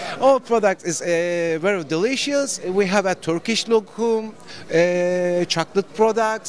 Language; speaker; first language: English; non-native, learner; Turkish